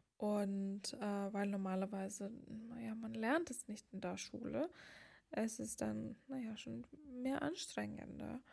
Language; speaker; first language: German; non-native, fluent; Lithuanian